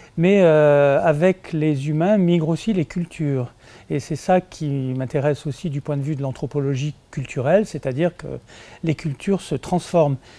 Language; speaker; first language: French; native; French